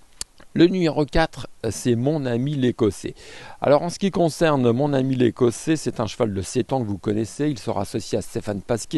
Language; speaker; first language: French; native; French